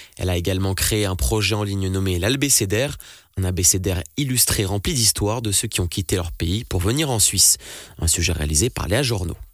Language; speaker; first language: French; native; French